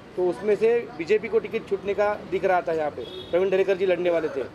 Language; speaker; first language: Hindi; non-native, local second language; Marathi